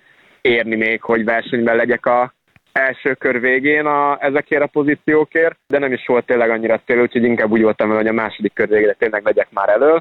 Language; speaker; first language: Hungarian; native; Hungarian